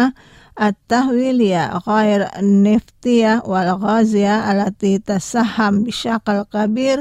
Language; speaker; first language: Arabic; non-native, fluent; Indonesian